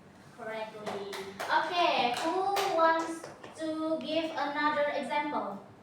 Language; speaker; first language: English; non-native, learner; Indonesian